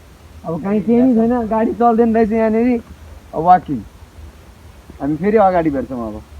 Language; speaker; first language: Nepali; native; Nepali